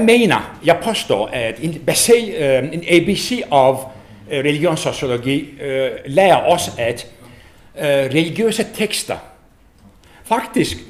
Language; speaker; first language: Danish; non-native, fluent; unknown